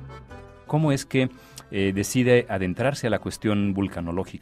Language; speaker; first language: Spanish; native; Spanish